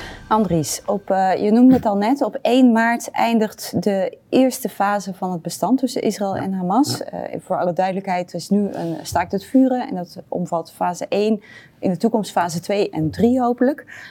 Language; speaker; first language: Dutch; native; Dutch